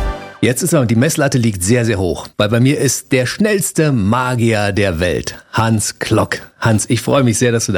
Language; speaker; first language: German; native; German